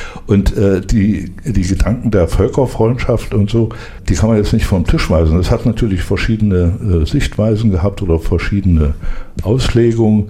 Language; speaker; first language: German; native; German